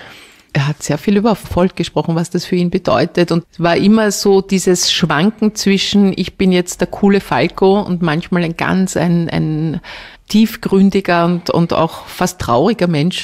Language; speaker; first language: German; native; German